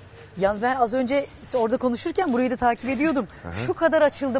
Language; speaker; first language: Turkish; native; Turkish